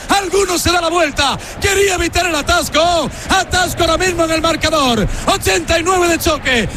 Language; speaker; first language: Spanish; native; Spanish